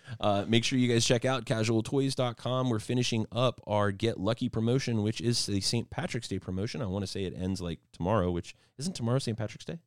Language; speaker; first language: English; native; English